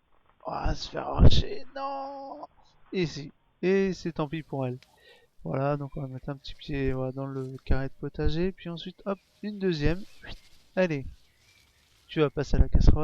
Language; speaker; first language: French; native; French